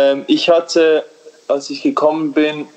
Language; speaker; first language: German; early bilingual, other home language; Serbian